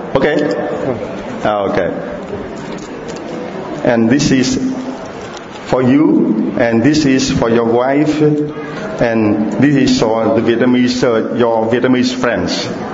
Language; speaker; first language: English; non-native, learner; Vietnamese